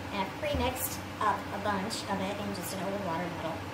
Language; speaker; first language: English; native; English